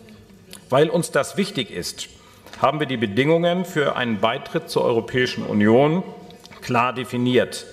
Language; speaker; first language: German; native; German